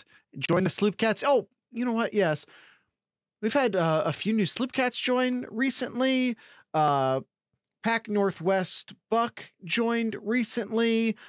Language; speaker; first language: English; native; English